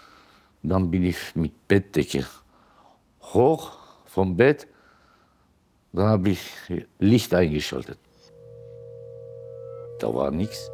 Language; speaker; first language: German; non-native, local second language; Turkish